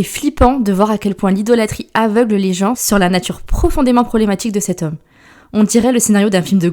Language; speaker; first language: French; native; French